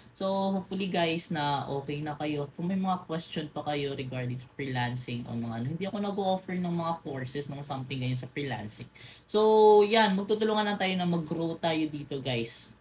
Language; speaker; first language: Filipino; non-native, local second language; Cebuano